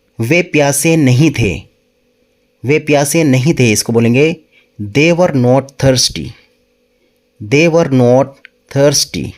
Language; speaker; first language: Hindi; native; Hindi